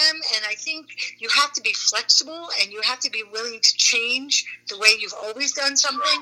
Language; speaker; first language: English; native; English